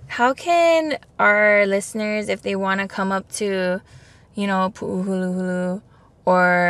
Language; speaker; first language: English; native; English